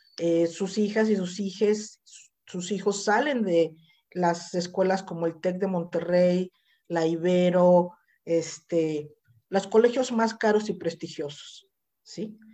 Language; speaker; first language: Spanish; native; Spanish